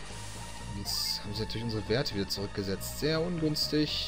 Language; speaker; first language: German; native; German